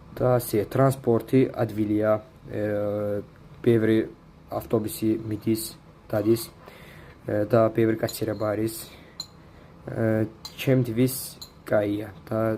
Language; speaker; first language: Georgian; non-native, learner; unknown